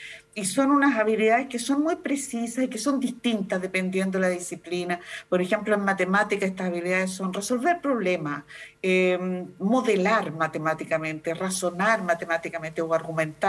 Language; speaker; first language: Spanish; native; Spanish